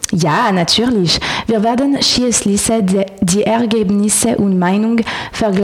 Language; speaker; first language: German; non-native, learner; French